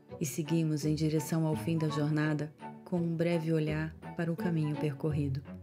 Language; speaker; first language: Portuguese; native; Portuguese